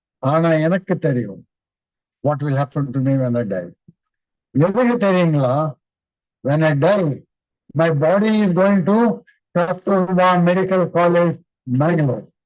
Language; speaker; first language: Tamil; non-native, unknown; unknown